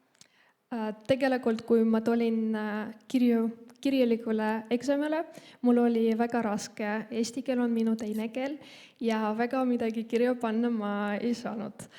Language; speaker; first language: Estonian; non-native, local second language; Russian